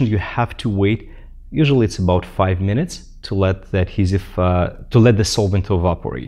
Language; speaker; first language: English; non-native, fluent; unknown